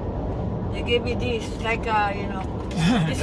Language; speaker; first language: English; non-native, learner; Filipino